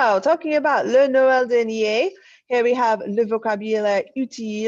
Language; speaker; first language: French; non-native, fluent; English